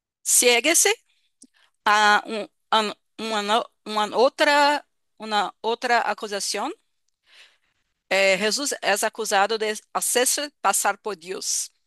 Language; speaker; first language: Spanish; non-native, fluent; Portuguese